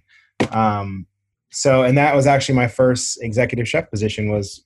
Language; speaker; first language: English; native; English